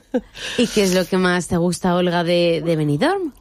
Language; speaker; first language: Spanish; native; Spanish